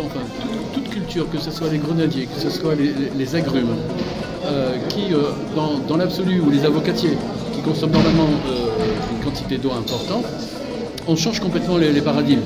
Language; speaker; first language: French; native; French